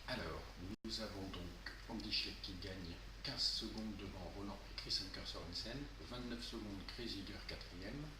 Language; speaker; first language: French; native; French